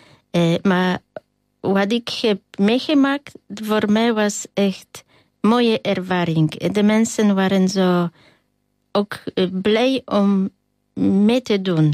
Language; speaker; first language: Dutch; non-native, fluent; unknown